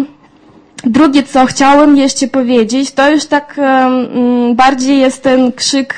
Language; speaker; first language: Polish; non-native, fluent; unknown